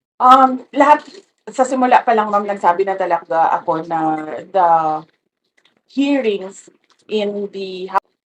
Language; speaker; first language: Filipino; non-native, local second language; Cebuano